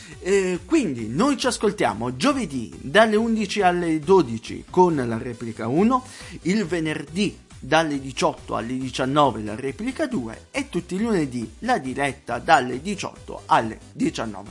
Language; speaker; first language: Italian; native; Italian